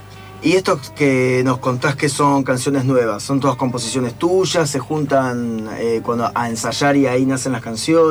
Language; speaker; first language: Spanish; native; Spanish